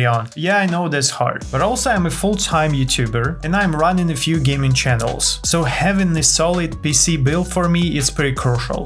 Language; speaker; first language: English; non-native, fluent; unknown